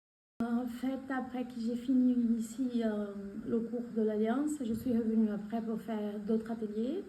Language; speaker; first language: French; non-native, fluent; Portuguese